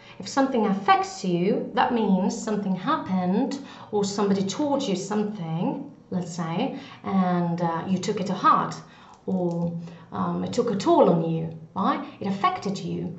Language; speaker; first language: English; non-native, fluent; Greek